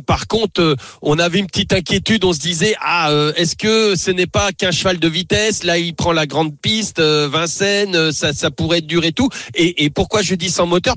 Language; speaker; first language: French; native; French